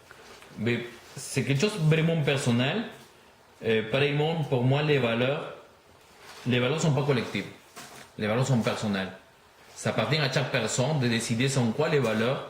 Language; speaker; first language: French; non-native, learner; Spanish